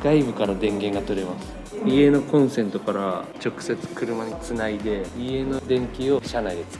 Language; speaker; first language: Japanese; native; Japanese